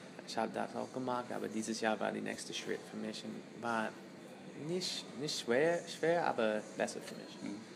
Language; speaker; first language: German; non-native, learner; English